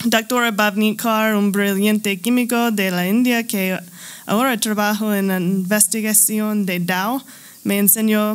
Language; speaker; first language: Spanish; non-native, learner; English